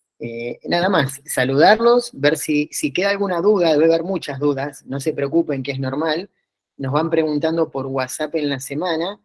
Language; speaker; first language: Spanish; native; Spanish